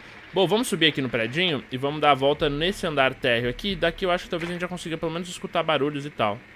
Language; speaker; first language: Portuguese; native; Portuguese